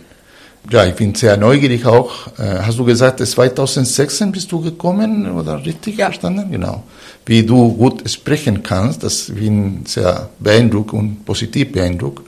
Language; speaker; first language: German; non-native, fluent; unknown